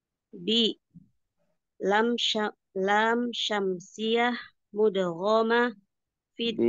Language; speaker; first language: Arabic; non-native, learner; Indonesian